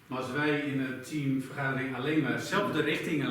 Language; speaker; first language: Dutch; native; Dutch